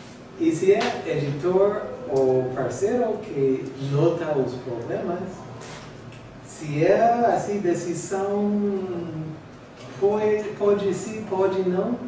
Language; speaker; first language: Portuguese; non-native, fluent; English